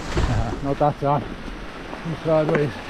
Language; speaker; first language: English; native; English